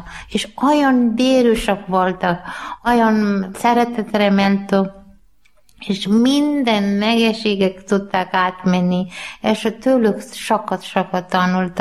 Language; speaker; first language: Hungarian; non-native, learner; Malayalam